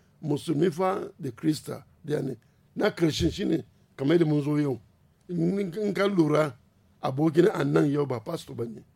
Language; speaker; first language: Hausa; non-native, local second language; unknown